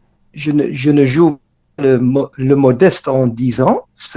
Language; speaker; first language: French; non-native, fluent; Dutch